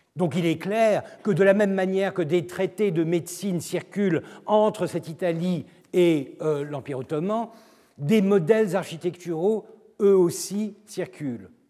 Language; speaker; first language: French; non-native, fluent; Turkish